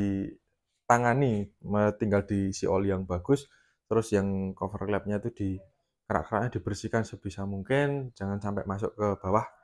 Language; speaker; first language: Indonesian; native; Indonesian